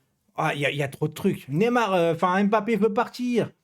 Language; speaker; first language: French; native; French